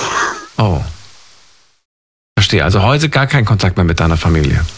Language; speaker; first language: German; native; German